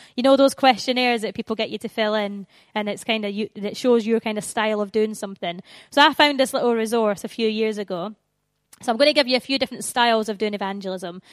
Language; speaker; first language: English; native; English